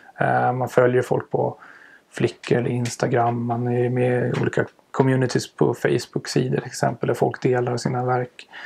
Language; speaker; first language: Swedish; native; Swedish